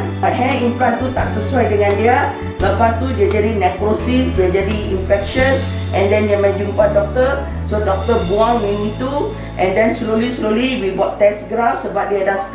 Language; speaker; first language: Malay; non-native, local second language; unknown